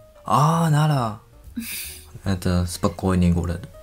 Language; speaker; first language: Russian; non-native, fluent; Japanese